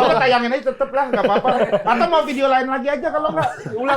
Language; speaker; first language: Indonesian; native; Indonesian